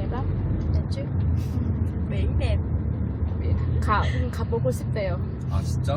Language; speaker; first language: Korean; non-native, learner; Vietnamese